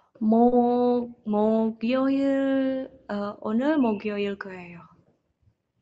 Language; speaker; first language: Korean; non-native, learner; Indonesian